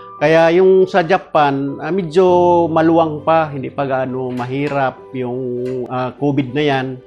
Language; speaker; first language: Filipino; non-native, local second language; Cebuano